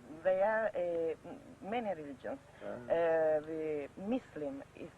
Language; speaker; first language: English; non-native, learner; French